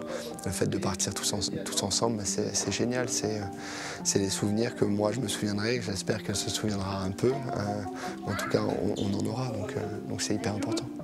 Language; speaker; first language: French; native; French